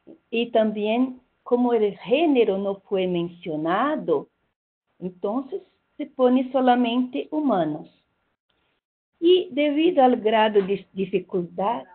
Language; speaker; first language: Spanish; non-native, fluent; Portuguese